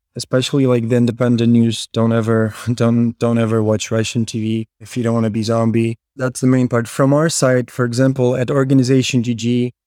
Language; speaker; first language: English; non-native, fluent; Ukrainian